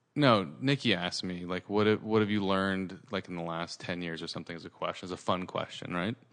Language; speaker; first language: English; early bilingual, other home language; Italian